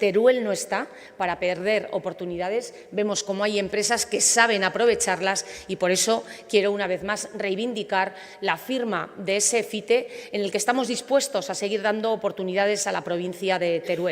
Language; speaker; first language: Spanish; native; Spanish